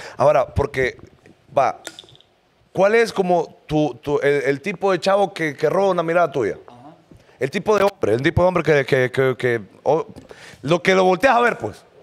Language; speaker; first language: Spanish; native; Spanish